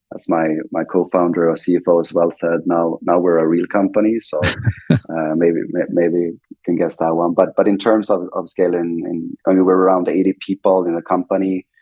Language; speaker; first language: English; non-native, fluent; Swedish